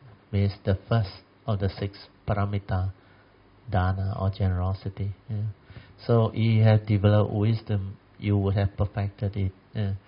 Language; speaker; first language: English; non-native, local second language; Min Nan Chinese